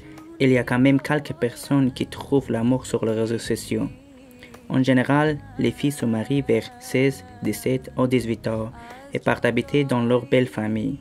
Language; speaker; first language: French; non-native, learner; Persian